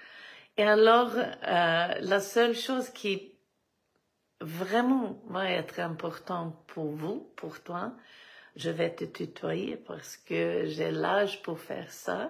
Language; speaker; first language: French; non-native, fluent; Swedish